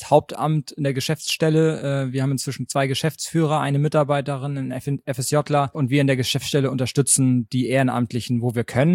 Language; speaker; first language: German; native; German